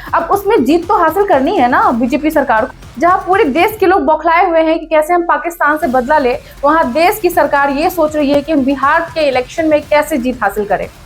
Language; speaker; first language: Hindi; native; Hindi